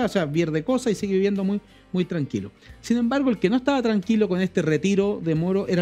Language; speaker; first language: Spanish; native; Spanish